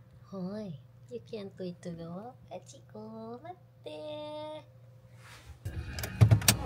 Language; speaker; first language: Japanese; native; Japanese